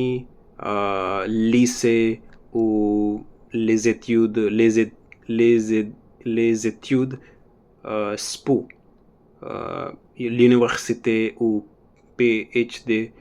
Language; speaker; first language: French; non-native, learner; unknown